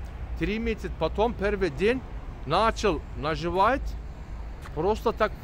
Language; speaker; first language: Russian; non-native, learner; Turkish